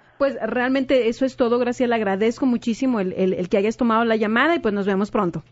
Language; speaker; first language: Spanish; native; Spanish